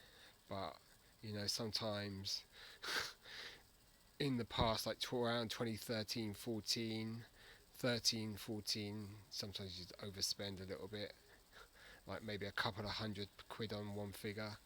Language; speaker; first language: English; native; English